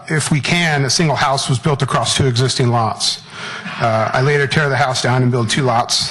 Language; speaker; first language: English; native; English